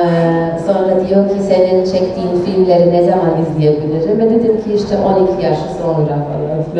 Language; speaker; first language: Turkish; non-native, fluent; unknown